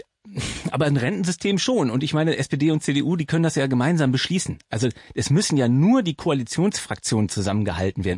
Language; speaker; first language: German; native; German